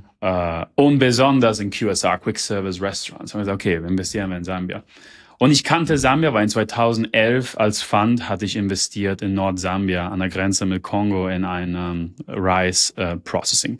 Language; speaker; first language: German; early bilingual, heritage; German